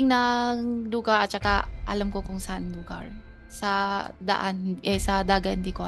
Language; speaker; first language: Filipino; early bilingual, other home language; Chinese